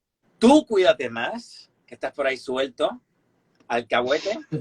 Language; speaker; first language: Spanish; native; Spanish